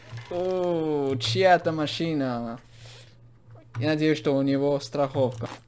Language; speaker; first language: Russian; non-native, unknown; English